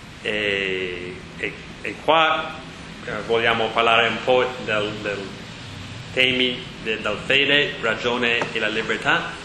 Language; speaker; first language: Italian; non-native, learner; English